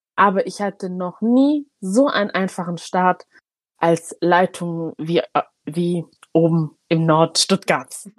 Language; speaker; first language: German; early bilingual, other home language; Tigrinya